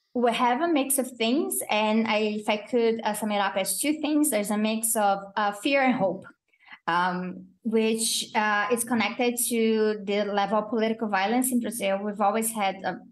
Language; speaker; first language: English; non-native, fluent; Portuguese